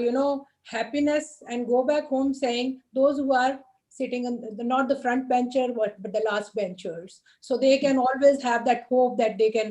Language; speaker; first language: English; non-native, local second language; Hindi